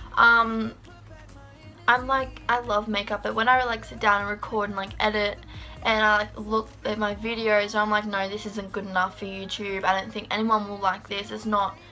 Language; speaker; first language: English; native; English